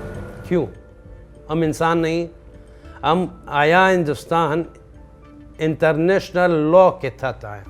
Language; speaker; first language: Hindi; non-native, learner; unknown